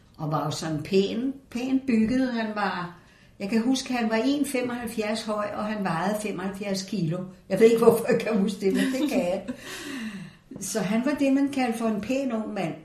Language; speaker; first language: Danish; native; Danish